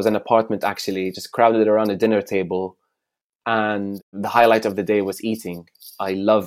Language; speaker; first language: English; non-native, fluent; Arabic